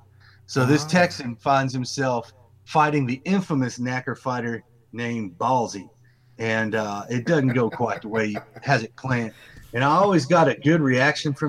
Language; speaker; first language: English; native; English